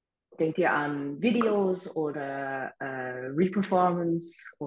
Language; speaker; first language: German; non-native, fluent; English